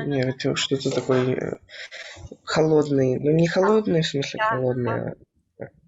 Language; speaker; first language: Russian; native; Russian